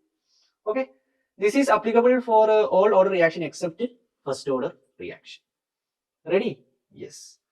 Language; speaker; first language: English; non-native, local second language; Malayalam